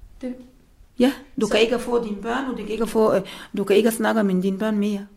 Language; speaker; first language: Danish; non-native, learner; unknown